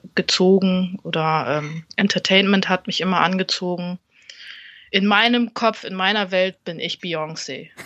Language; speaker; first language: German; early bilingual, other home language; Vietnamese